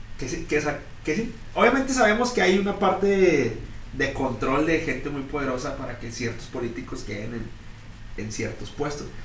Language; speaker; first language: Spanish; native; Spanish